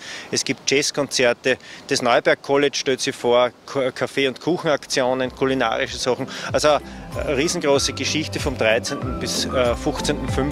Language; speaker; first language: German; native; German